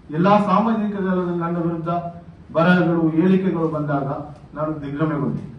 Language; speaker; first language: Kannada; non-native, local second language; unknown